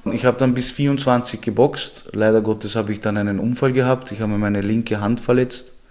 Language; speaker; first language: German; early bilingual, other home language; Georgian